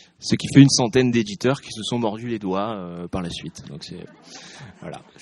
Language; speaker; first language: French; native; French